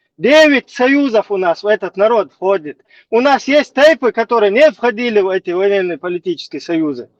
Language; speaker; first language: Russian; non-native, local second language; Chechen